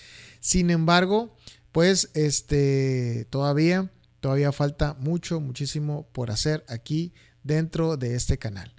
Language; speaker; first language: Spanish; native; Spanish